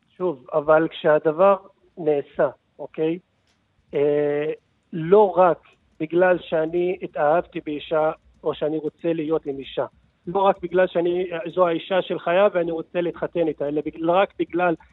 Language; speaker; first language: Hebrew; non-native, local second language; Arabic